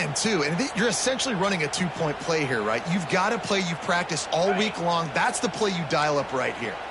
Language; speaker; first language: English; native; English